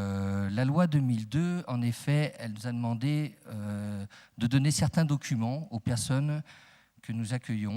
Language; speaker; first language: French; native; French